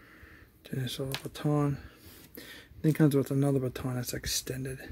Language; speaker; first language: English; native; English